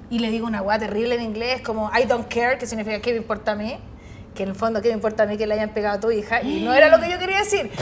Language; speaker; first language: Spanish; native; Spanish